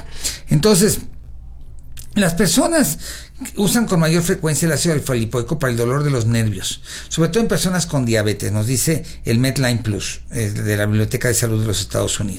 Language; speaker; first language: Spanish; native; Spanish